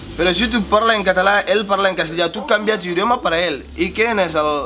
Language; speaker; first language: Catalan; non-native, learner; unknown